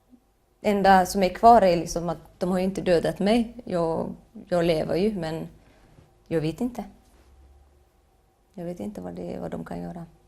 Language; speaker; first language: Swedish; non-native, fluent; Somali